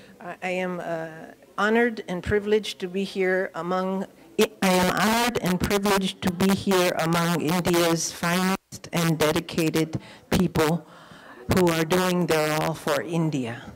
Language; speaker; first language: English; early bilingual, other home language; Spanish